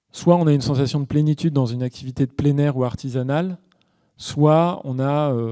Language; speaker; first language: French; native; French